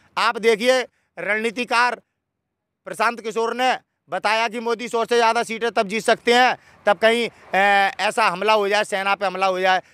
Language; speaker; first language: Hindi; native; Hindi